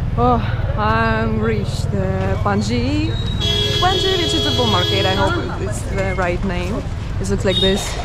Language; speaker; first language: English; non-native, learner; Russian